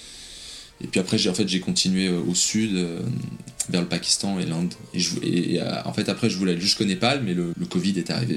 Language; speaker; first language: French; native; French